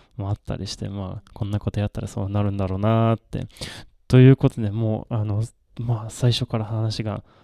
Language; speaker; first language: Japanese; non-native, fluent; Swedish